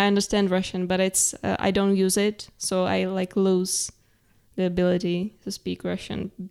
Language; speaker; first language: English; non-native, fluent; Czech